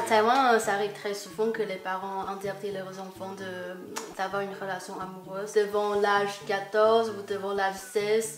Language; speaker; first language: French; non-native, fluent; Chinese